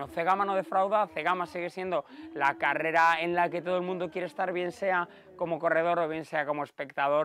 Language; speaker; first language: Spanish; native; Spanish